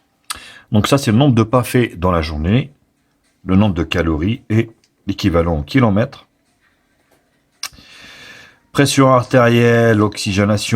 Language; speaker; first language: French; native; French